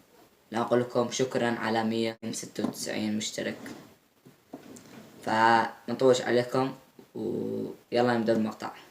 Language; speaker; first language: Arabic; native; Arabic